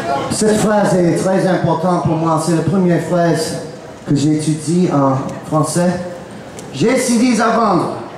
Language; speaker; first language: French; non-native, learner; English